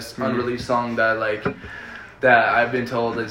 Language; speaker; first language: English; early bilingual, other home language; Spanish